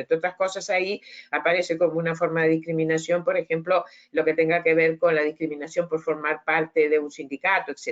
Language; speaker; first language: Spanish; native; Spanish